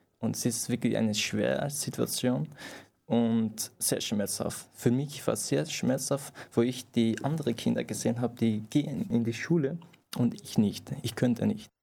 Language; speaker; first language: German; non-native, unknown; Persian